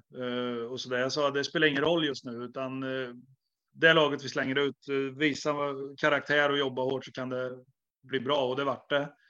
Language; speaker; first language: Swedish; native; Swedish